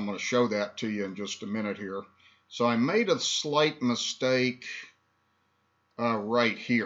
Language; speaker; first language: English; native; English